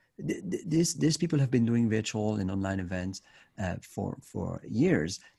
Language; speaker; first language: English; non-native, fluent; French